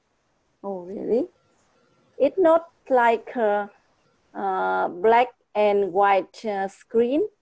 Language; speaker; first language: English; non-native, fluent; Vietnamese